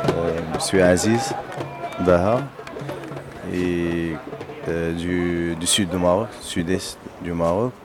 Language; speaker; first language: French; non-native, local second language; Berber languages